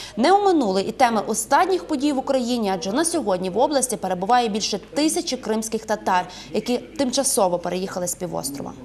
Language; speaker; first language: Ukrainian; native; Ukrainian